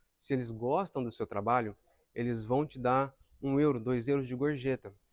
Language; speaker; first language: Portuguese; native; Portuguese